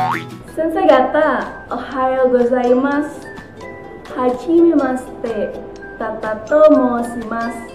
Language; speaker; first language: Japanese; non-native, fluent; Indonesian